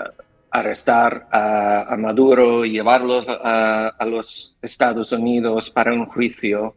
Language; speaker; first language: Spanish; non-native, fluent; English